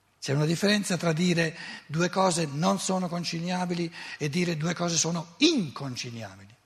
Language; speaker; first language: Italian; native; Italian